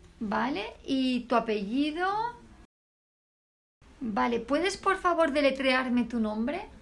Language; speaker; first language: Spanish; native; Spanish